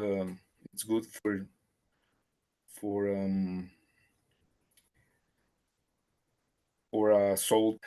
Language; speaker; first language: English; non-native, learner; Spanish